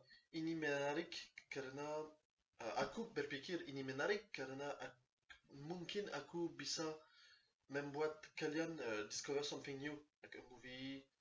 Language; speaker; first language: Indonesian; non-native, learner; French